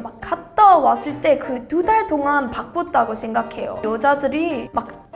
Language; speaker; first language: Korean; non-native, learner; English